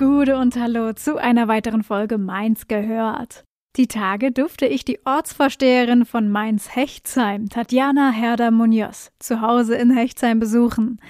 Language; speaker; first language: German; native; German